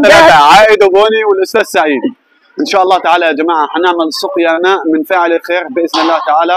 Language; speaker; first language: Arabic; native; Arabic